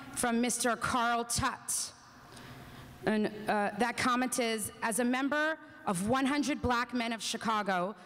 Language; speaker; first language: English; native; English